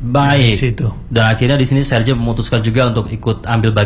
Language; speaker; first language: Indonesian; native; Indonesian